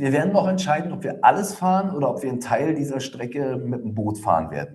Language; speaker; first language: German; native; German